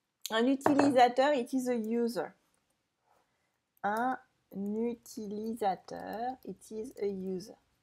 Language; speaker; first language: French; native; French